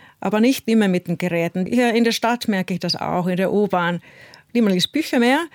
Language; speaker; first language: German; non-native, fluent; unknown